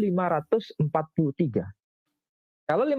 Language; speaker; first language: Indonesian; native; Indonesian